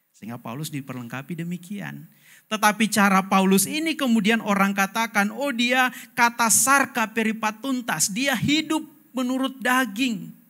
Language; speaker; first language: Indonesian; native; Indonesian